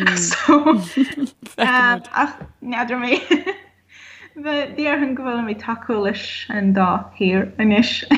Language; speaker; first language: Irish; non-native, fluent; Portuguese